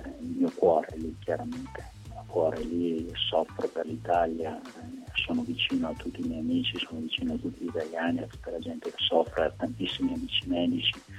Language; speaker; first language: Italian; native; Italian